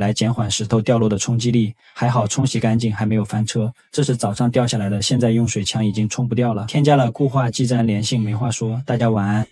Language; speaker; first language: Chinese; native; Chinese